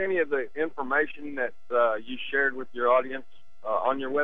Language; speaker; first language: English; native; English